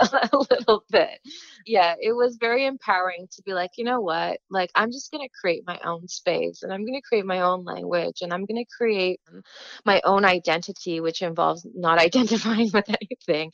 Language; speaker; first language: English; native; English